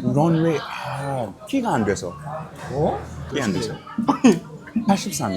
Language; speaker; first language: Korean; non-native, fluent; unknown